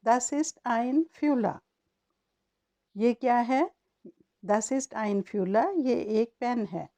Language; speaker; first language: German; non-native, learner; Urdu